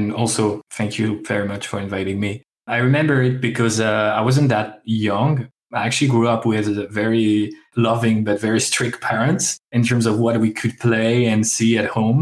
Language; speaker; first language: English; non-native, fluent; French